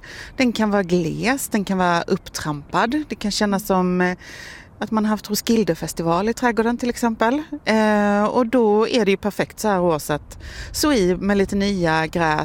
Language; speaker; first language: Swedish; native; Swedish